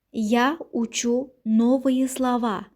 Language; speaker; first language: Russian; non-native, local second language; Uzbek